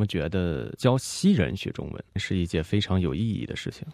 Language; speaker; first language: Chinese; native; Chinese